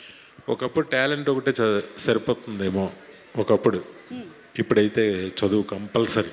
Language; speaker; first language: Telugu; native; Telugu